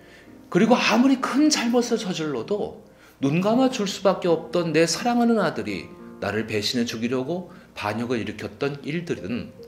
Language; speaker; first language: Korean; native; Korean